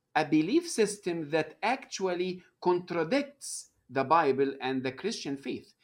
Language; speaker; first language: English; non-native, fluent; Arabic